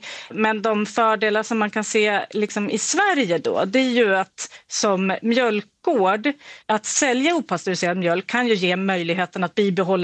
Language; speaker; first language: Swedish; native; Swedish